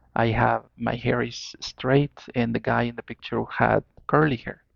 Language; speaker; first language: English; non-native, fluent; Spanish